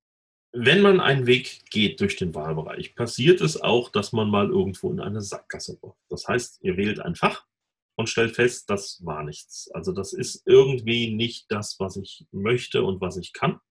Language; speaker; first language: German; native; German